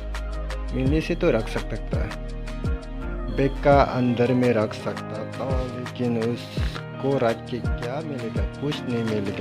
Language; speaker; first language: Hindi; non-native, local second language; Bodo